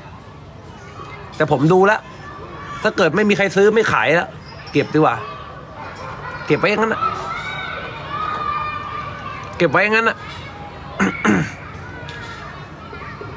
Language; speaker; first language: Thai; native; Thai